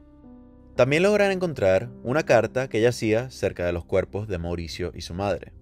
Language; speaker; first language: Spanish; native; Spanish